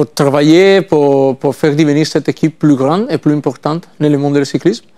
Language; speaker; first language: French; non-native, learner; Italian